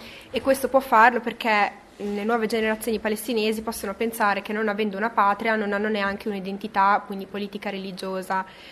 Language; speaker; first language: Italian; native; Italian